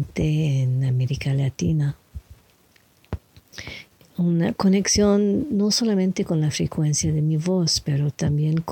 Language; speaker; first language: Spanish; non-native, learner; English